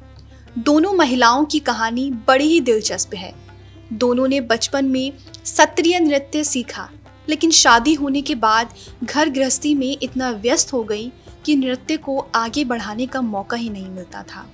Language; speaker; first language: Hindi; native; Hindi